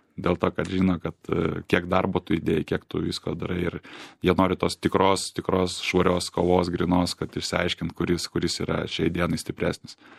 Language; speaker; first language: Lithuanian; native; Lithuanian